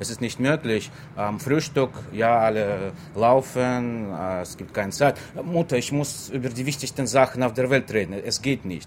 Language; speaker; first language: German; non-native, fluent; Russian